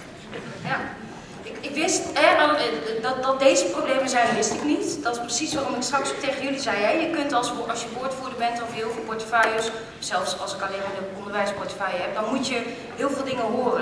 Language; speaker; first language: Dutch; native; Dutch